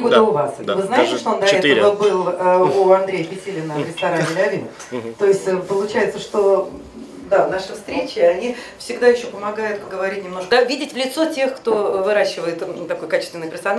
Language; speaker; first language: Russian; native; Russian